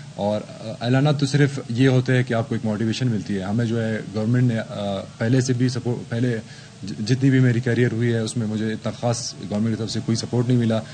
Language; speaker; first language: Urdu; non-native, local second language; Baluchi